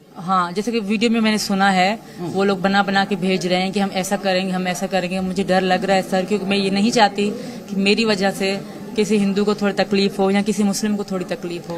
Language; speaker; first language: Urdu; non-native, local second language; Sindhi